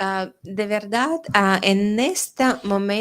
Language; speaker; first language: Spanish; non-native, fluent; Russian